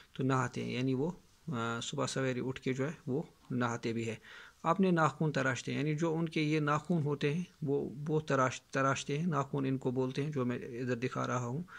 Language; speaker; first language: Urdu; non-native, local second language; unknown